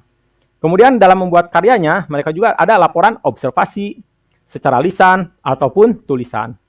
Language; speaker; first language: Indonesian; non-native, local second language; Sundanese